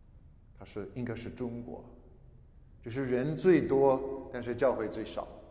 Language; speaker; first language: Chinese; non-native, fluent; English